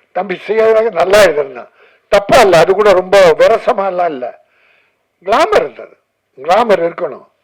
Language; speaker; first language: Tamil; native; Tamil